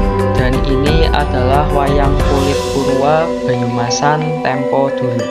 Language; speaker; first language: Indonesian; native; Indonesian